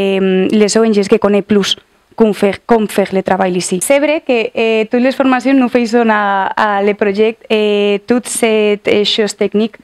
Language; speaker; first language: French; non-native, learner; Catalan